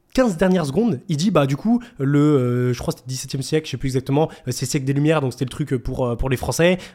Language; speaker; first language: French; native; French